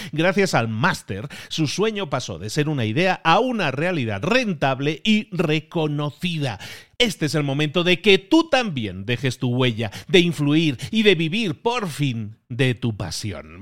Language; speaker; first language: Spanish; native; Spanish